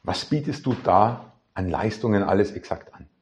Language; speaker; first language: German; native; German